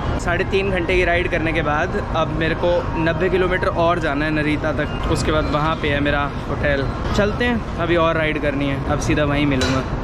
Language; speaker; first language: Hindi; native; Hindi